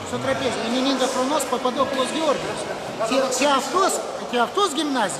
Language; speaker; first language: Greek; non-native, learner; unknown